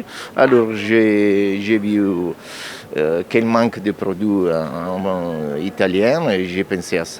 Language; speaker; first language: French; non-native, learner; Italian